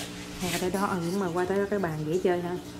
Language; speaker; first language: Vietnamese; native; Vietnamese